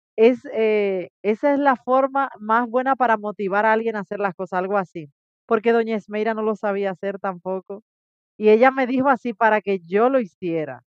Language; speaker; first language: Spanish; native; Spanish